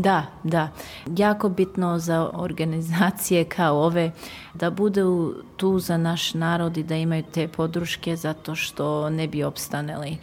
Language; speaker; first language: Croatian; early bilingual, heritage; Serbian